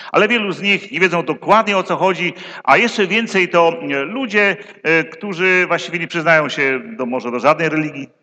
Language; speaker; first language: Polish; native; Polish